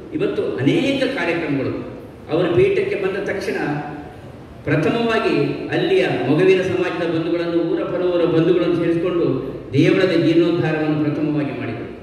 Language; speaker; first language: Kannada; non-native, local second language; Tulu